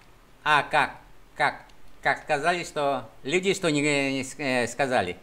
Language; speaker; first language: Russian; non-native, fluent; Vietnamese